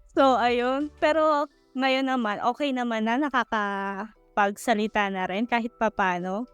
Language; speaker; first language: Filipino; native; Filipino